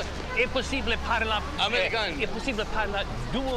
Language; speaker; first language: Italian; non-native, learner; English